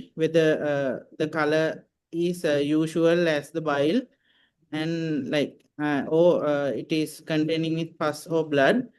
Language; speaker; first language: English; non-native, local second language; Sinhala